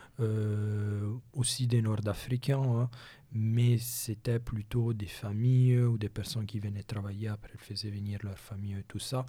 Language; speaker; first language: French; non-native, local second language; Italian